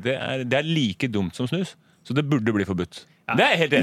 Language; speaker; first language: Norwegian; native; Norwegian